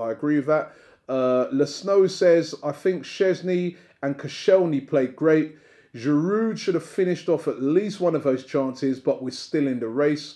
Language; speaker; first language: English; native; English